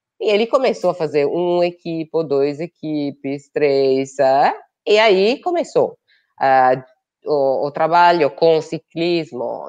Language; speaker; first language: Portuguese; non-native, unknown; Italian